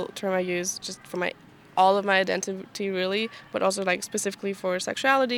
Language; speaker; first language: English; non-native, fluent; German